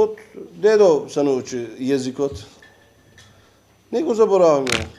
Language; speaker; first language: Macedonian; early bilingual, heritage; Macedonian